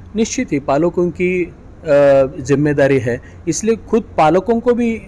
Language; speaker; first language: Hindi; non-native, local second language; Marathi